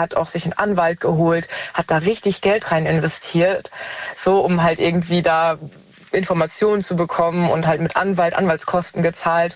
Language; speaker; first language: German; native; German